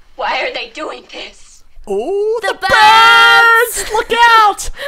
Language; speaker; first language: English; native; English